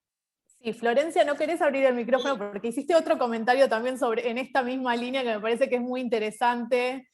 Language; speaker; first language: Spanish; native; Spanish